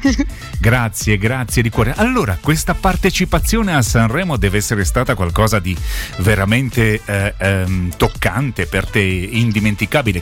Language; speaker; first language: Italian; native; Italian